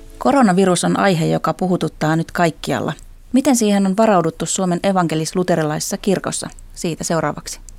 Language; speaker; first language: Finnish; native; Finnish